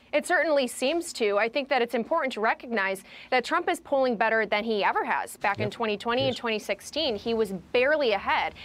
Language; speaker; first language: English; native; English